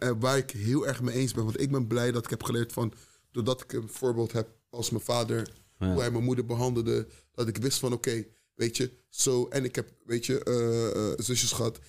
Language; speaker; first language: Dutch; early bilingual, other home language; Akan